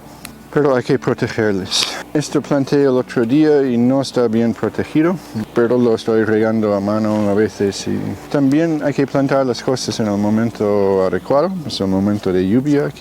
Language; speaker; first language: Spanish; non-native, fluent; English